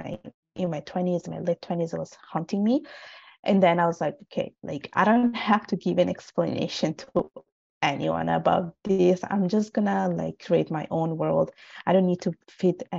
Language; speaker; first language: English; non-native, fluent; Italian